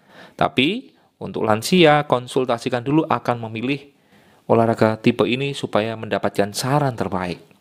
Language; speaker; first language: Indonesian; native; Indonesian